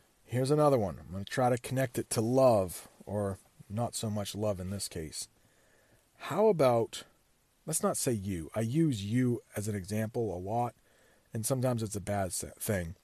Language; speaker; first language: English; native; English